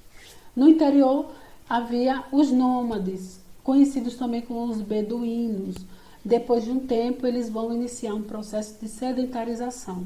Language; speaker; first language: Portuguese; native; Portuguese